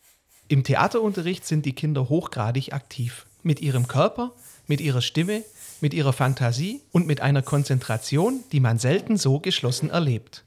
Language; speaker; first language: German; native; German